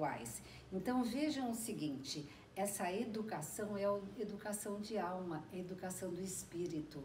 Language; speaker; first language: Portuguese; native; Portuguese